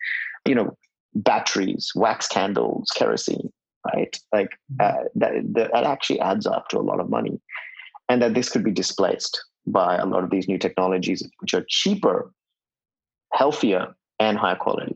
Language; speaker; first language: English; non-native, local second language; Hindi